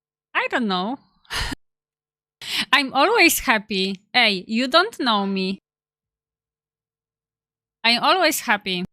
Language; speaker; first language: English; non-native, learner; Polish